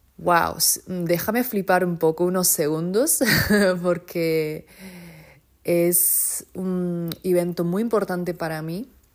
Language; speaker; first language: Spanish; non-native, fluent; Japanese